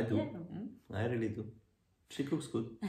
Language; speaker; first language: English; non-native, learner; Hungarian